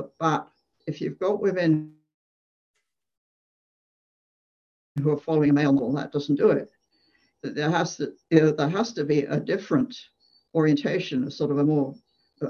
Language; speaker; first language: English; native; English